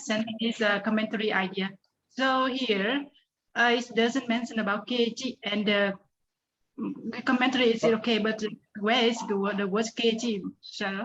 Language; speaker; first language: English; non-native, learner; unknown